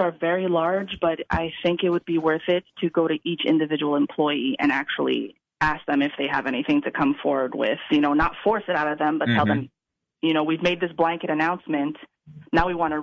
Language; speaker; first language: English; non-native, fluent; Italian